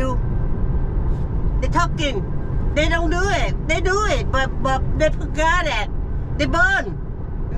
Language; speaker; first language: English; non-native, learner; Vietnamese